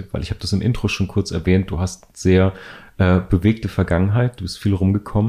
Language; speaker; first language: German; native; German